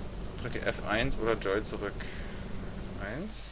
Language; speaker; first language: German; native; German